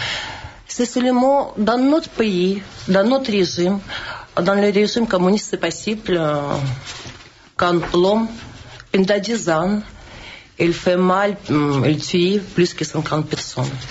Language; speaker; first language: French; non-native, learner; Russian